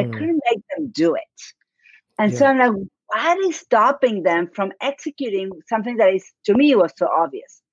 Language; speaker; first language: English; non-native, fluent; Spanish